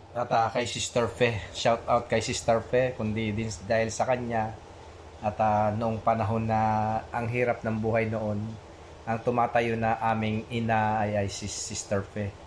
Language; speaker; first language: Filipino; non-native, local second language; Pampanga